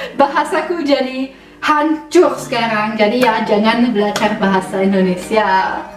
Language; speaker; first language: Indonesian; non-native, fluent; German